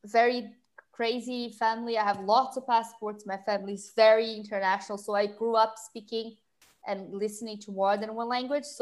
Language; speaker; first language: English; non-native, fluent; Portuguese